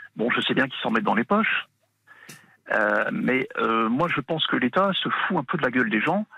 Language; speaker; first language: French; native; French